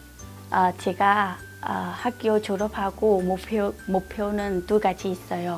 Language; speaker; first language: Korean; non-native, fluent; Vietnamese